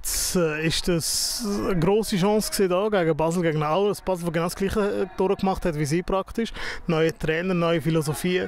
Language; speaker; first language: German; native; German